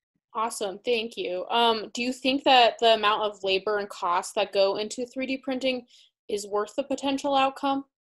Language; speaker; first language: English; native; English